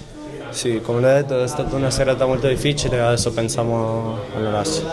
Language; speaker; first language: Italian; non-native, learner; Spanish